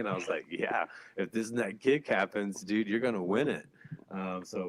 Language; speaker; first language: English; native; English